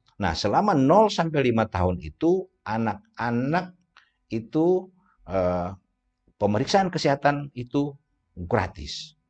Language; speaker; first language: Indonesian; native; Indonesian